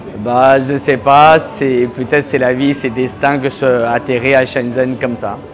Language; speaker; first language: French; early bilingual, other home language; Chinese